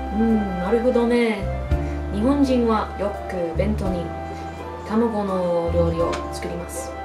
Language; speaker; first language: Japanese; non-native, learner; English